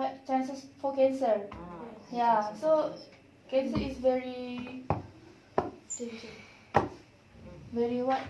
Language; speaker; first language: English; non-native, learner; Malay